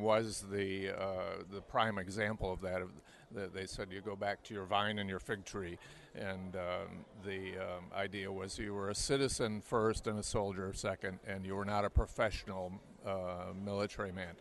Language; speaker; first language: English; native; English